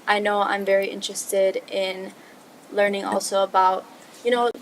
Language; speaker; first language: English; early bilingual, other home language; Spanish